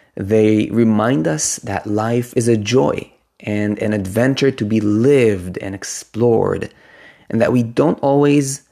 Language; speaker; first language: English; non-native, fluent; Hebrew